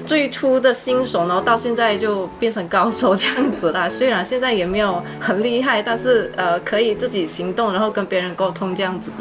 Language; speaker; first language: Chinese; native; Chinese